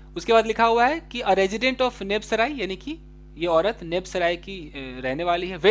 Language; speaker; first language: Hindi; native; Hindi